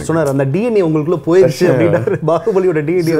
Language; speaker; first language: Tamil; native; Tamil